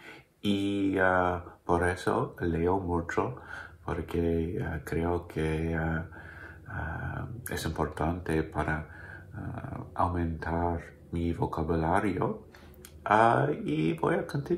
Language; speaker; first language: Spanish; non-native, learner; English